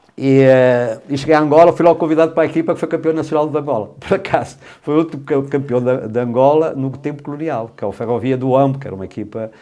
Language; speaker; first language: Portuguese; native; Portuguese